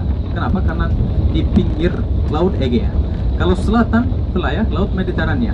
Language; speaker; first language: Indonesian; non-native, fluent; Turkish